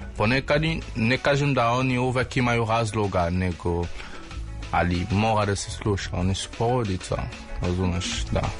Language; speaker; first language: Serbian; non-native, learner; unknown